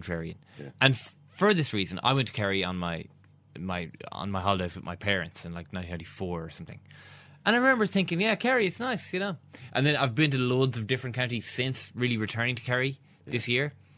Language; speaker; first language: English; native; English